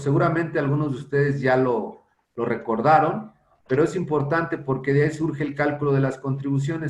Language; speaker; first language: Spanish; native; Spanish